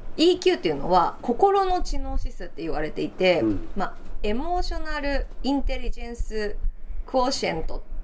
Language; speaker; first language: Japanese; native; Japanese